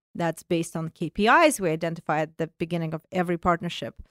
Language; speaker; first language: English; non-native, fluent; Russian